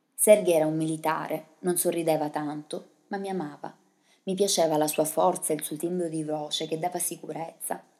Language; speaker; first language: Italian; early bilingual, other home language; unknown